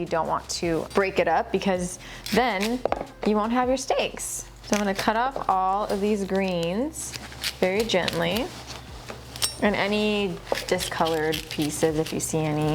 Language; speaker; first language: English; native; English